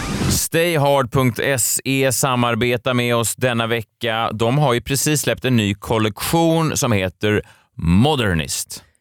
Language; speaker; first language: Swedish; native; Swedish